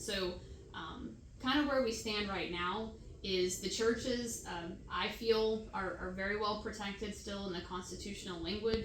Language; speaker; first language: English; native; English